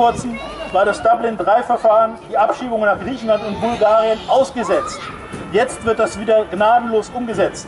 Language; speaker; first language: German; native; German